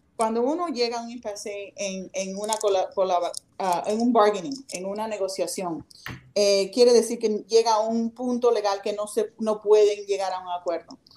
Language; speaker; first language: Spanish; native; Spanish